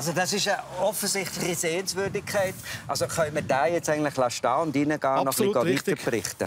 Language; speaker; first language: German; native; German